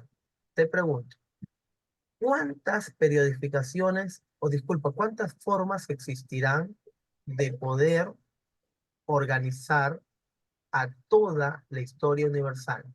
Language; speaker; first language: Spanish; native; Spanish